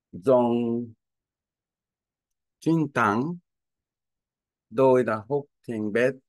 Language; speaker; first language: Vietnamese; non-native, learner; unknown